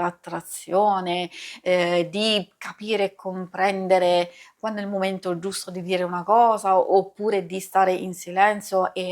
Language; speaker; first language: Italian; native; Italian